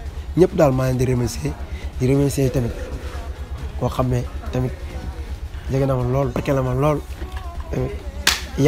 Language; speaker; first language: French; non-native, local second language; Wolof